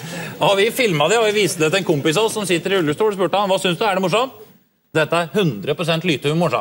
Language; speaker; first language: Norwegian; native; Norwegian